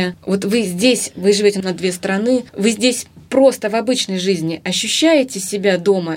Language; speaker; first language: Russian; native; Russian